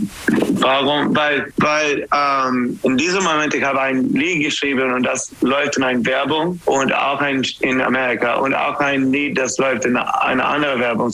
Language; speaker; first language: German; non-native, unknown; English